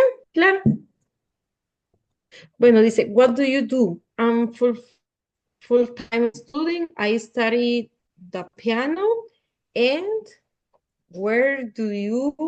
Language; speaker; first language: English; non-native, learner; Spanish